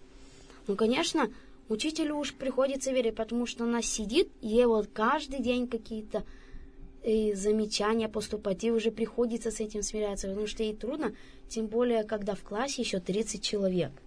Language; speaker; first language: Russian; native; Russian